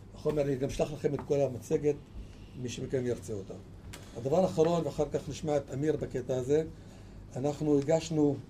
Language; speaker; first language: Hebrew; non-native, local second language; Arabic